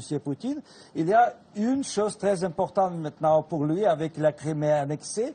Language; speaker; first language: French; non-native, fluent; Russian